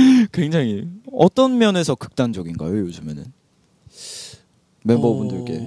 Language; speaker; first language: Korean; native; Korean